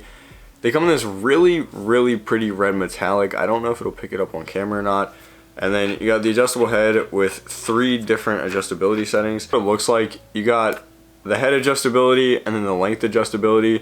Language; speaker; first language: English; native; English